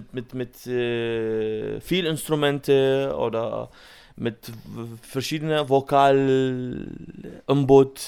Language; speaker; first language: German; non-native, learner; Arabic